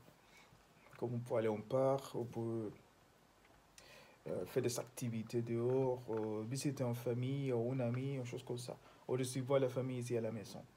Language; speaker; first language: French; non-native, learner; Spanish